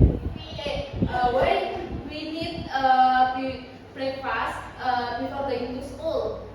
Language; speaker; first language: English; non-native, learner; Indonesian